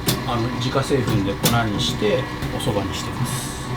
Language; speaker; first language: Japanese; native; Japanese